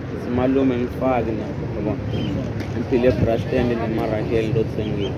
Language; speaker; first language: Zulu; non-native, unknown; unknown